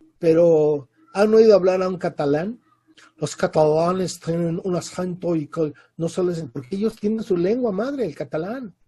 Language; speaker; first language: Spanish; native; Spanish